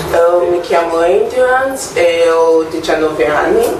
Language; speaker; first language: Italian; non-native, learner; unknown